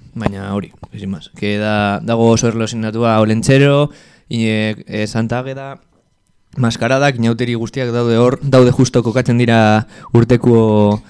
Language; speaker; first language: Basque; non-native, local second language; Spanish